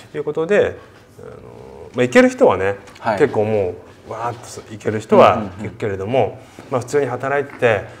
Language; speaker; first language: Japanese; native; Japanese